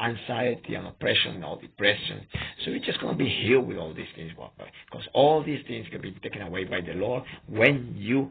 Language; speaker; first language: English; non-native, fluent; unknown